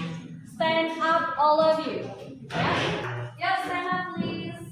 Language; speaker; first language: English; non-native, fluent; Indonesian